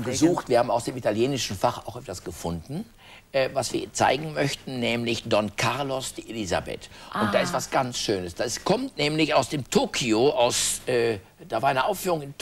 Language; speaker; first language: German; native; German